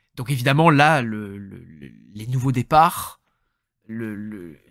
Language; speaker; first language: French; native; French